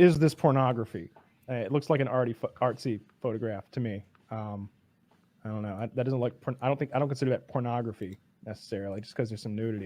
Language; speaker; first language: English; native; English